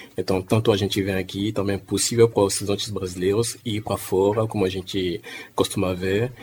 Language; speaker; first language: Portuguese; non-native, fluent; French